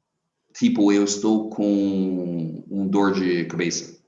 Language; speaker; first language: Portuguese; non-native, fluent; English